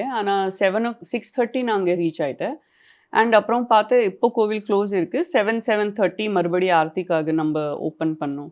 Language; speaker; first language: Tamil; non-native, fluent; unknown